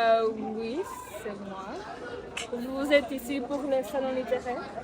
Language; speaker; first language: French; non-native, learner; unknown